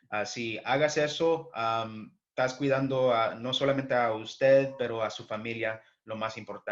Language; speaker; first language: Spanish; early bilingual, heritage; English